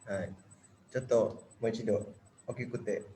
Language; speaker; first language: Japanese; non-native, learner; Indonesian